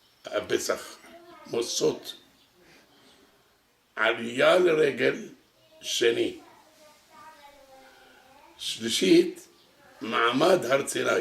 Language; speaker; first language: Hebrew; non-native, local second language; Arabic